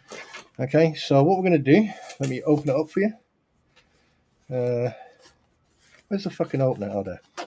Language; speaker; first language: English; native; English